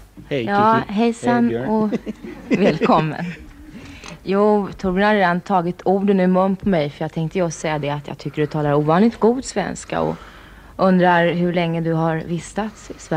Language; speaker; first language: Swedish; native; Swedish